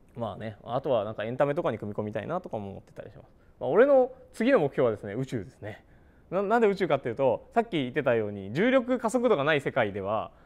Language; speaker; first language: Japanese; native; Japanese